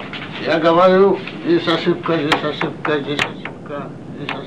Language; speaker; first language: Russian; non-native, learner; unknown